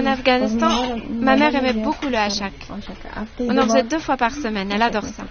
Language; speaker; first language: French; non-native, fluent; Persian